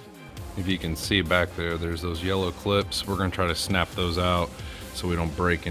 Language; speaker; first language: English; native; English